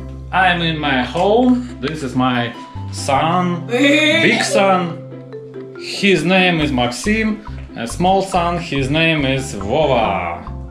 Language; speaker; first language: English; non-native, learner; Russian